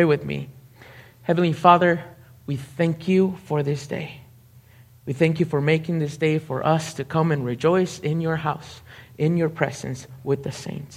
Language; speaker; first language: English; non-native, fluent; Spanish